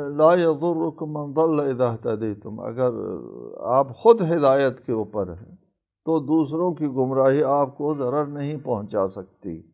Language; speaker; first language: Urdu; non-native, local second language; Balti